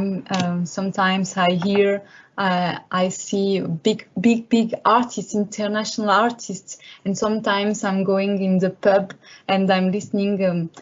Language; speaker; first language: English; non-native, learner; French